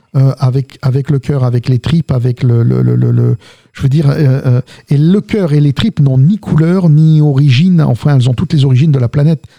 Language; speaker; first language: French; early bilingual, other home language; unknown